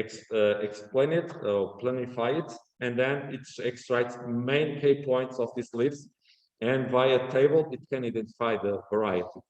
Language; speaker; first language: English; non-native, learner; Portuguese